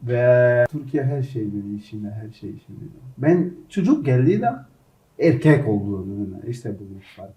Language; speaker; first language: Turkish; non-native, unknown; Portuguese